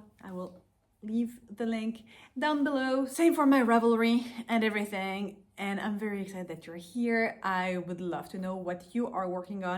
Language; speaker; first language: English; non-native, fluent; French